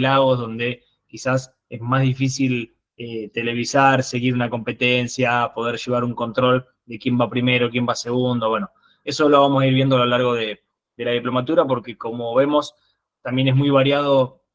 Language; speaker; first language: Spanish; native; Spanish